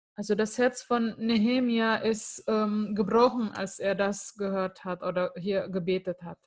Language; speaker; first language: German; non-native, fluent; Indonesian